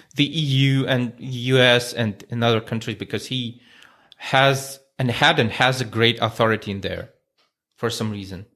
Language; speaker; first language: English; non-native, fluent; Russian